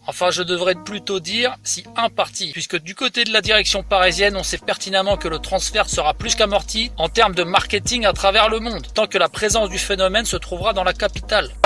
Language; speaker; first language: French; native; French